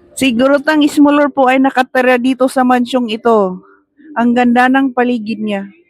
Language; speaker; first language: Filipino; non-native, local second language; Cebuano